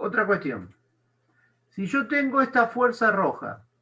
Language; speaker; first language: Spanish; native; Spanish